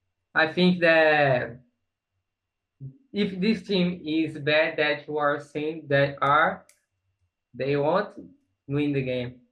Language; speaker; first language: English; non-native, learner; Portuguese